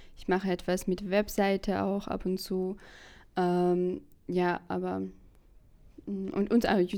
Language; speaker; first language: German; non-native, fluent; Russian